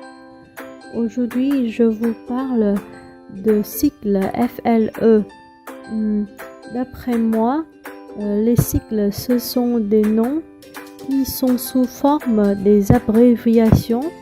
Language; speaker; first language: French; non-native, learner; Vietnamese